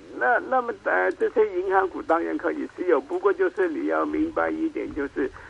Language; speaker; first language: Chinese; non-native, local second language; Cantonese